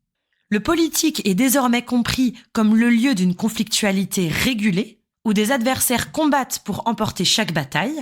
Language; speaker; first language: French; native; French